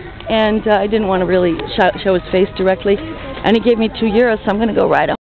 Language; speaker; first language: English; native; English